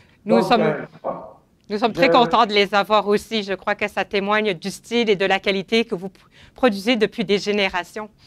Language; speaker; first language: French; native; French